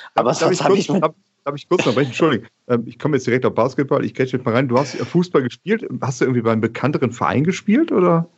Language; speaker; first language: German; native; German